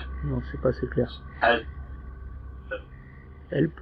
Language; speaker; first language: French; native; French